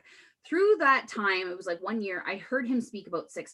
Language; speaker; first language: English; native; English